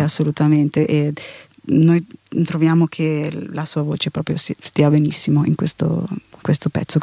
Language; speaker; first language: Italian; native; Italian